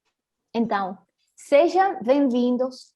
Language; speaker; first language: Portuguese; early bilingual, heritage; Portuguese